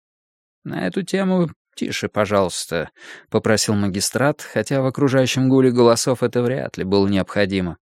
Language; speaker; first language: Russian; native; Russian